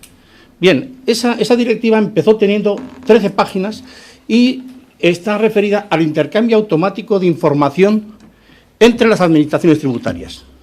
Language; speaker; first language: Spanish; native; Spanish